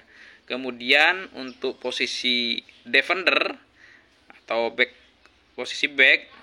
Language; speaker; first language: Indonesian; native; Indonesian